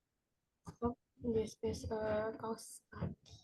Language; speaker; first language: English; non-native, learner; Indonesian